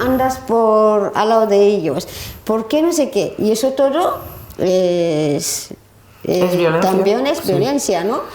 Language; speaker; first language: Spanish; non-native, learner; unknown